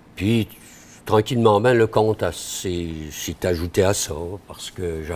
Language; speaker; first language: French; native; French